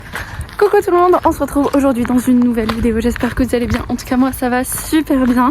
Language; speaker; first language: French; native; French